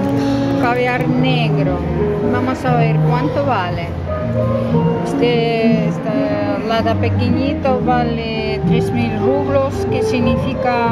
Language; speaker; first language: Spanish; non-native, fluent; Russian